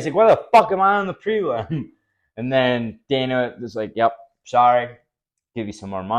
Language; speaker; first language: English; native; English